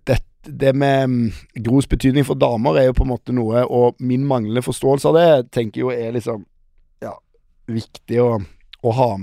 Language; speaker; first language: Norwegian; native; Norwegian